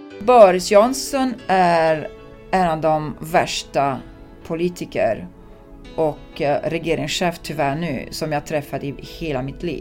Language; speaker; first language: Swedish; non-native, fluent; Italian